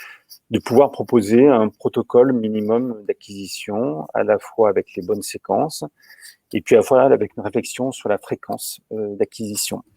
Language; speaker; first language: French; native; French